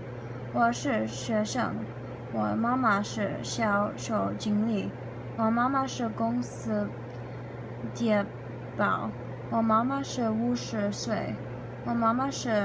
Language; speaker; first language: Chinese; non-native, learner; English